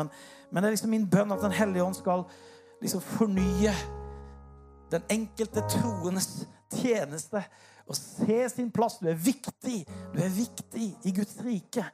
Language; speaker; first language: Norwegian; native; Norwegian